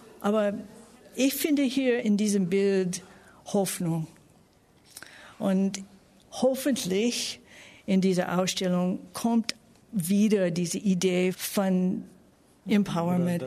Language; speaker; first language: German; non-native, fluent; English